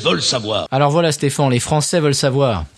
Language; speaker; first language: French; native; French